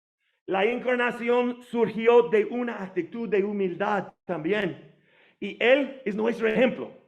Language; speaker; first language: Spanish; non-native, fluent; English